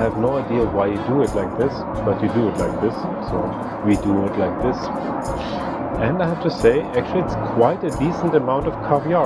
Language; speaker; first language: English; non-native, fluent; German